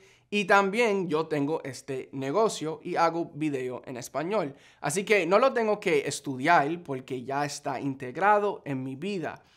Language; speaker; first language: Spanish; non-native, fluent; English